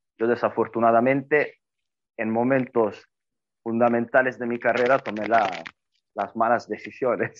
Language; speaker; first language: Spanish; non-native, fluent; Italian